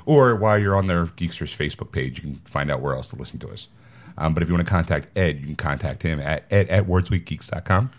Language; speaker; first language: English; native; English